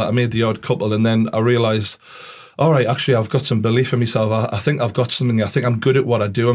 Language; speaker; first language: English; native; English